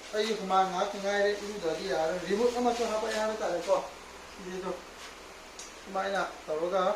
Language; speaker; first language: Manipuri; native; Manipuri